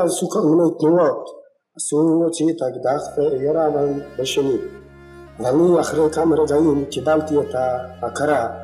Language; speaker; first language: Hebrew; non-native, fluent; Yiddish